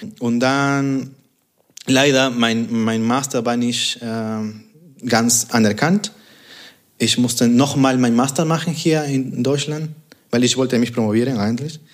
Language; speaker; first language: German; non-native, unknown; Spanish